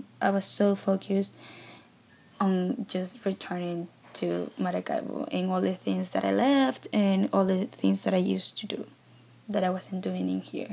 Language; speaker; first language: English; non-native, fluent; Spanish